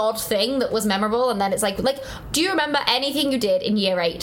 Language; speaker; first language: English; native; English